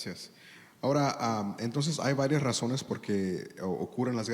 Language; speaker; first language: Spanish; early bilingual, heritage; Spanish